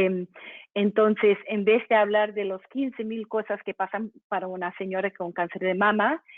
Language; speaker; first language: Spanish; non-native, fluent; English